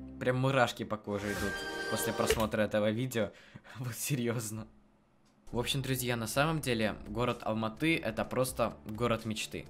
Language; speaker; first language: Russian; native; Russian